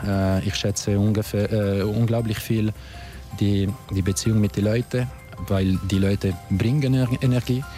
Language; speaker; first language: German; non-native, local second language; Italian